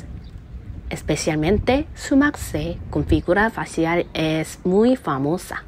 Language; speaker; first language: Spanish; non-native, learner; Korean